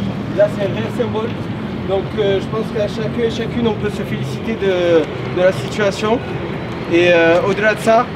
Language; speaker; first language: French; native; French